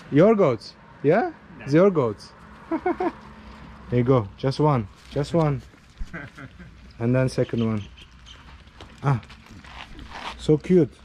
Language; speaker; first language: English; non-native, fluent; Azerbaijani